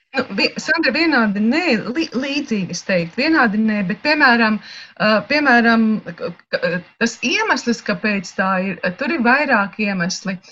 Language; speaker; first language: Latvian; native; Latvian